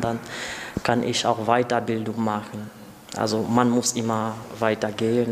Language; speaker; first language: German; non-native, learner; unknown